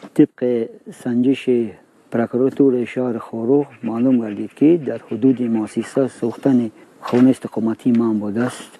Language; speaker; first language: Tajik; non-native, local second language; Shughni